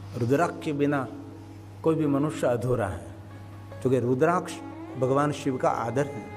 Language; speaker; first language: Hindi; non-native, local second language; Gujarati